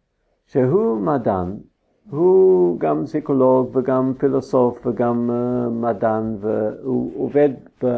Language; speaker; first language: Hebrew; non-native, fluent; English